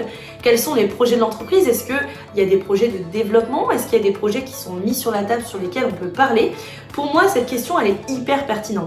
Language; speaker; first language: French; native; French